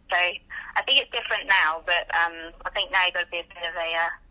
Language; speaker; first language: English; native; English